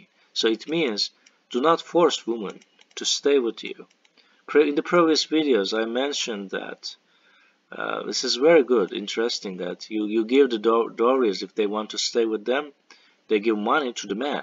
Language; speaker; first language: English; non-native, fluent; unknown